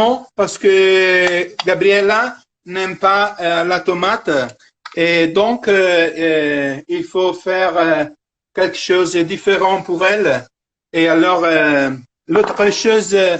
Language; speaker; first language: French; non-native, fluent; Italian